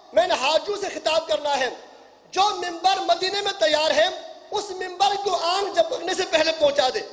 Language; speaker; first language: Urdu; non-native, local second language; Punjabi